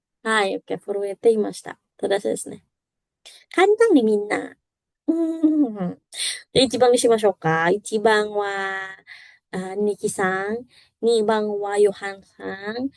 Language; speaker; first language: Japanese; non-native, fluent; Indonesian